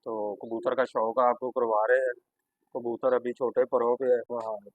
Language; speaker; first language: Hindi; non-native, local second language; Punjabi